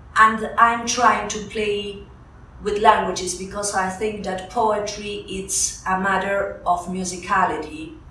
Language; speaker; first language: English; non-native, fluent; Spanish